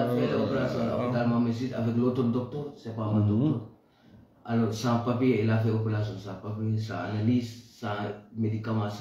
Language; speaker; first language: French; non-native, learner; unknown